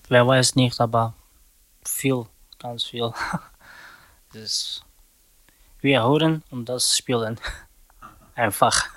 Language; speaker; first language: German; non-native, learner; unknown